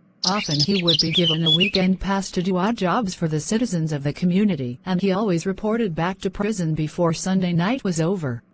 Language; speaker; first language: English; non-native, learner; Khmer